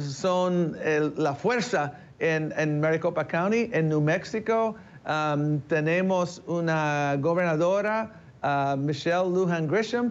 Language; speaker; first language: Spanish; early bilingual, heritage; English